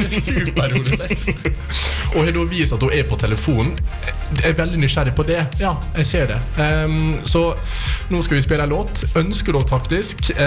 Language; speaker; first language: Norwegian; native; Norwegian